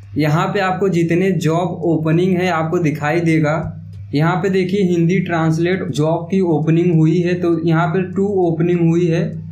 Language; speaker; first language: Hindi; native; Hindi